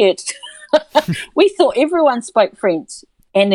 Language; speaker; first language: English; native; English